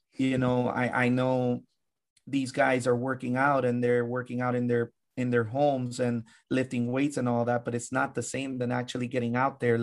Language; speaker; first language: English; early bilingual, other home language; Spanish